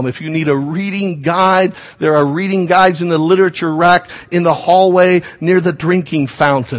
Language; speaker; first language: English; native; English